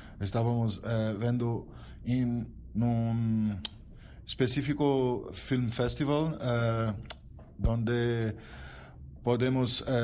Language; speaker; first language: Spanish; non-native, learner; Portuguese